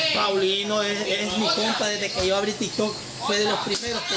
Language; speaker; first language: Spanish; native; Spanish